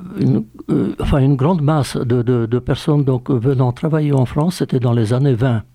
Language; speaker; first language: French; early bilingual, other home language; Polish